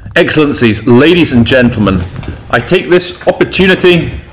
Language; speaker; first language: English; native; English